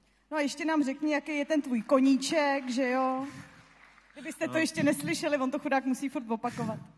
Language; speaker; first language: Czech; native; Czech